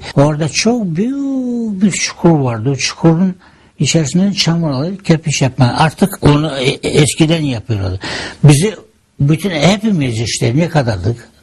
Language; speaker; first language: Turkish; non-native, fluent; Ukrainian